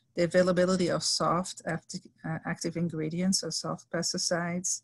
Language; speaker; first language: English; non-native, fluent; Dutch